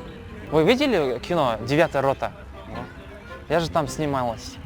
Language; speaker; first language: Russian; non-native, local second language; Kazakh